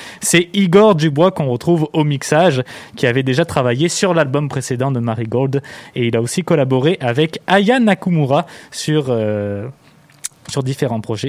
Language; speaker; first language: French; native; French